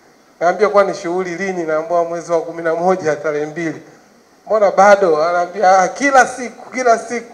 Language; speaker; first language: Swahili; native; Swahili